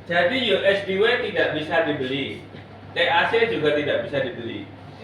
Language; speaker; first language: Indonesian; native; Indonesian